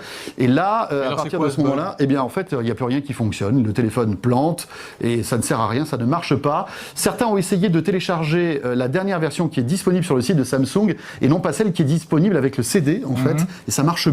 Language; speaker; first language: French; native; French